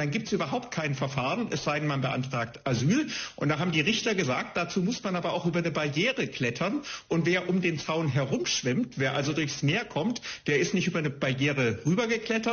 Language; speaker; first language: German; native; German